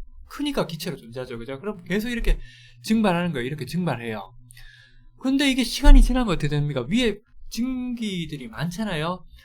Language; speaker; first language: Korean; native; Korean